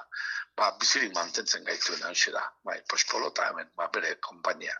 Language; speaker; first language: Basque; native; Basque